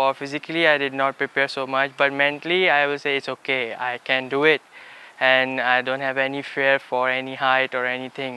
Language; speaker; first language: English; non-native, local second language; Malay